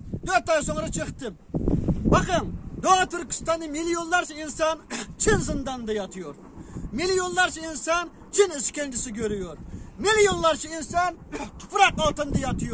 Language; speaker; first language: Turkish; non-native, learner; Uyghur